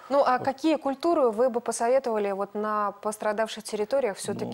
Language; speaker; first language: Russian; native; Russian